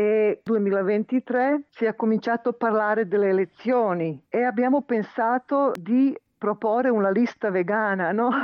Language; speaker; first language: Italian; non-native, fluent; Serbian